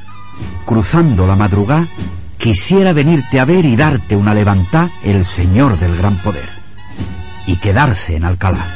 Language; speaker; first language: Spanish; native; Spanish